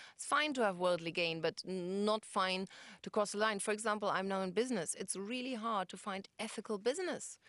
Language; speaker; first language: English; non-native, fluent; German